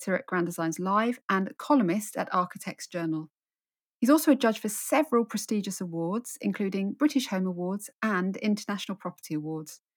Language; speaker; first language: English; native; English